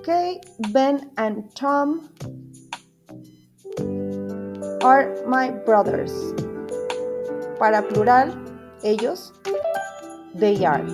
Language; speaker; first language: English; non-native, fluent; Spanish